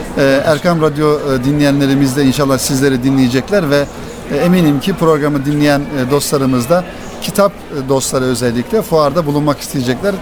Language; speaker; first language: Turkish; native; Turkish